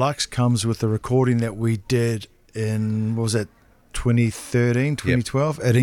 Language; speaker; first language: English; native; English